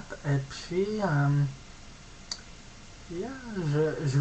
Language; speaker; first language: French; non-native, learner; English